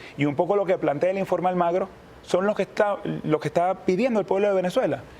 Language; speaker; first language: Spanish; native; Spanish